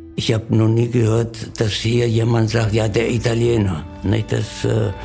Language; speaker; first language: German; non-native, fluent; Italian